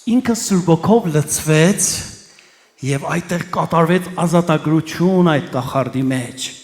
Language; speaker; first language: Armenian; early bilingual, heritage; Armenian